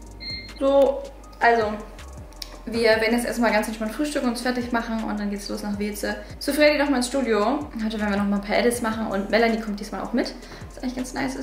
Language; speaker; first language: German; native; German